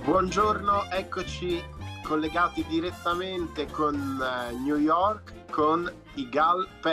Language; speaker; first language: Italian; native; Italian